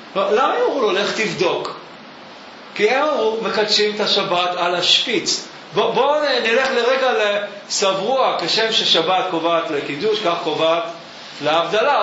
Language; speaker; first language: Hebrew; native; Hebrew